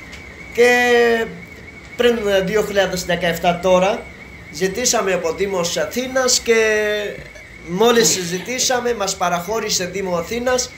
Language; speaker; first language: Greek; non-native, learner; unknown